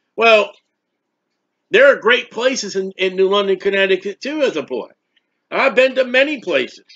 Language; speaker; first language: English; native; English